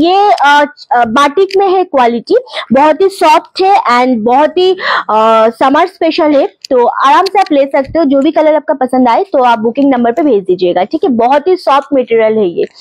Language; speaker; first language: Hindi; non-native, local second language; Bangla